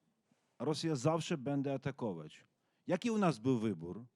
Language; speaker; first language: Polish; non-native, learner; Ukrainian